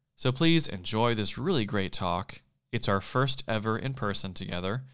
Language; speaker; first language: English; native; English